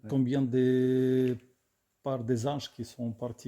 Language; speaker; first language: French; non-native, learner; Russian